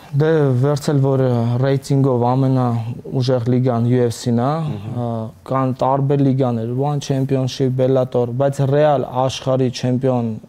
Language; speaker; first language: Armenian; early bilingual, heritage; Armenian